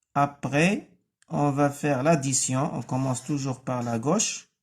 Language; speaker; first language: French; non-native, local second language; Arabic